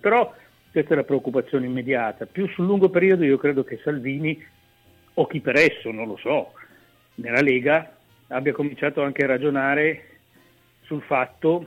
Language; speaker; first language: Italian; native; Italian